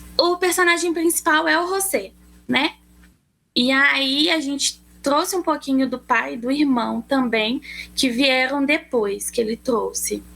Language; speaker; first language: Portuguese; native; Portuguese